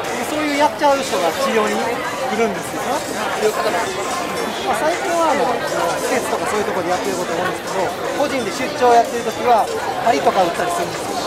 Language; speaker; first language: Japanese; native; Japanese